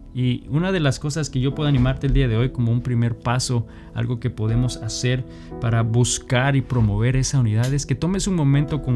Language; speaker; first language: Spanish; native; Spanish